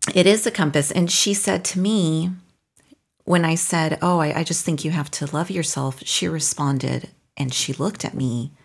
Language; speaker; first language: English; non-native, fluent; Spanish